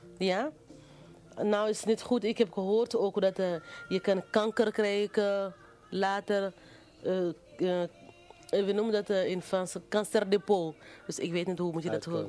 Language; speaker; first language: Dutch; non-native, fluent; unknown